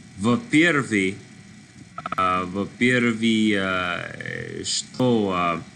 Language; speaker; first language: Russian; non-native, learner; English